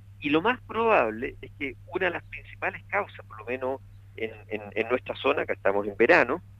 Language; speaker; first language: Spanish; native; Spanish